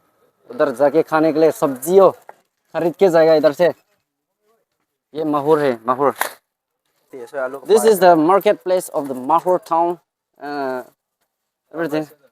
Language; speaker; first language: Hindi; non-native, local second language; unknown